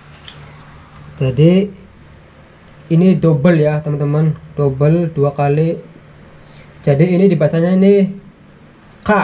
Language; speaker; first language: Indonesian; non-native, local second language; Javanese